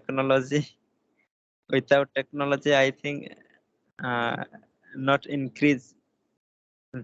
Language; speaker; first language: English; non-native, learner; Hindi